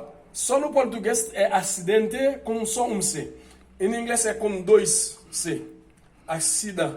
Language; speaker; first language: Portuguese; non-native, fluent; Haitian Creole